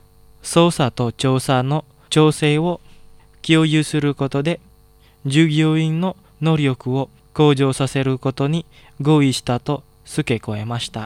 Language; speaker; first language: Japanese; non-native, fluent; Indonesian